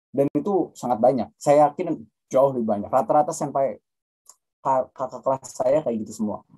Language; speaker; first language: Indonesian; native; Indonesian